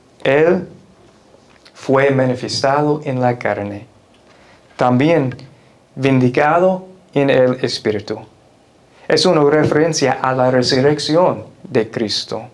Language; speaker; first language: Spanish; non-native, fluent; English